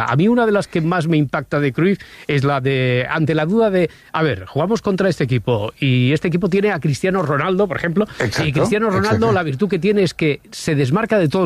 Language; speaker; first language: Spanish; native; Spanish